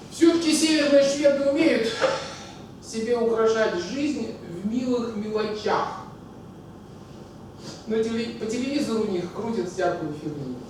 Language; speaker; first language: Russian; native; Russian